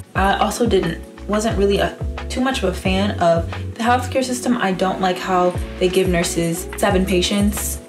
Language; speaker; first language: English; native; English